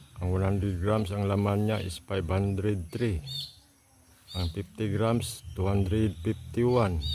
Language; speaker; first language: Filipino; non-native, local second language; Iloko